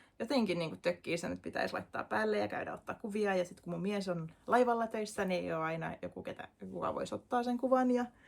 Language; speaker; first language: Finnish; non-native, local second language; Swedish